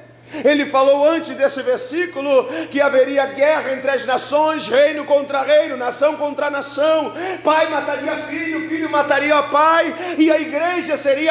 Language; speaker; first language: Portuguese; native; Portuguese